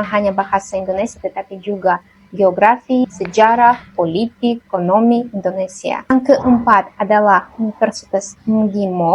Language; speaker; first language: Indonesian; non-native, fluent; Russian